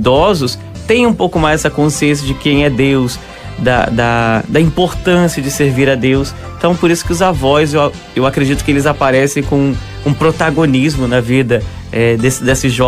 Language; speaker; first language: Portuguese; native; Portuguese